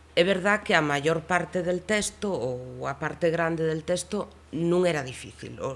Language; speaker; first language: Galician; native; Galician